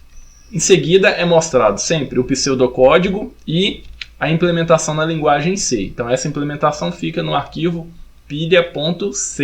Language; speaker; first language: Portuguese; native; Portuguese